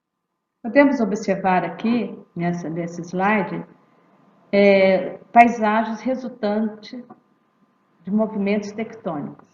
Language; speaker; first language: Portuguese; native; Portuguese